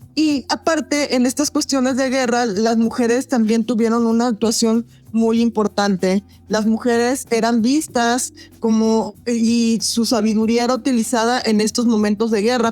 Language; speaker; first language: Spanish; native; Spanish